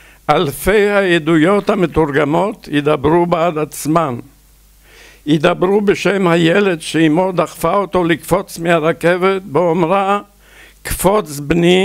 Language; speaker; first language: Hebrew; non-native, fluent; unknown